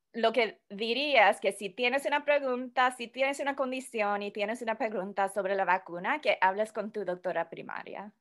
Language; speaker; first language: Spanish; non-native, fluent; English